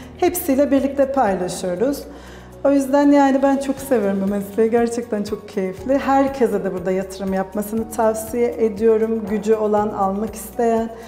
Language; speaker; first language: Turkish; native; Turkish